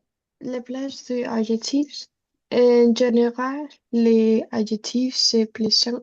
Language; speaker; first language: French; non-native, learner; Spanish